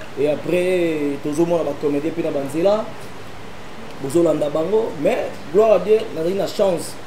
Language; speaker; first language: Lingala; native; Lingala